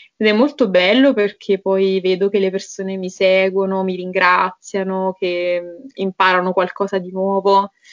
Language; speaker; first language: Italian; native; Italian